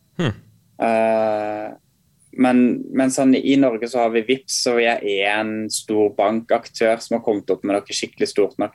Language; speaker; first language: Norwegian; native; Norwegian